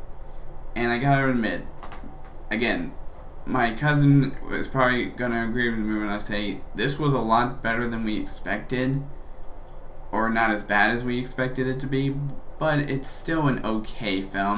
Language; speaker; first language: English; native; English